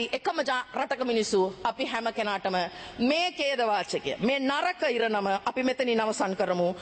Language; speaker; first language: Sinhala; non-native, local second language; Tamil